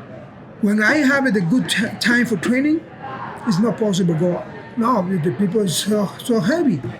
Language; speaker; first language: English; non-native, learner; Spanish